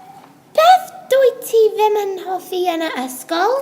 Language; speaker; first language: Welsh; non-native, local second language; English